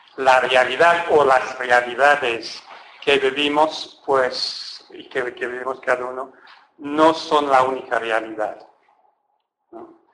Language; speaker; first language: Spanish; non-native, fluent; English